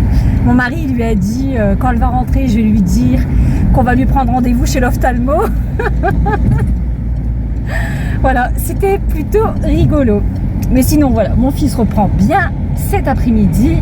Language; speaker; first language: French; native; French